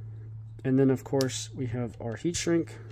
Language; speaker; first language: English; native; English